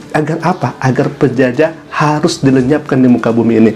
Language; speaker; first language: Indonesian; native; Indonesian